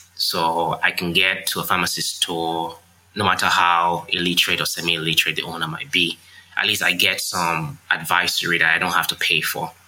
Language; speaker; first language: English; non-native, local second language; Yoruba